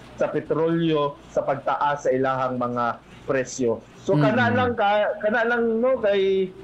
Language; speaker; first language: Cebuano; native; Cebuano